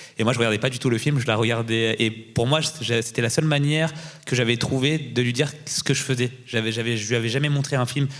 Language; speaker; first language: French; early bilingual, other home language; Tamil